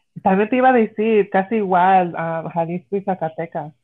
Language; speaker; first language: Spanish; early bilingual, heritage; Spanish